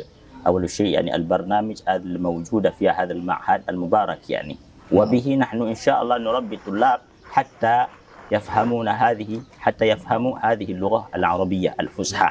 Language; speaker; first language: Arabic; non-native, fluent; Indonesian